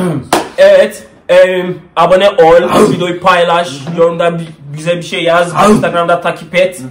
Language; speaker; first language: Turkish; non-native, learner; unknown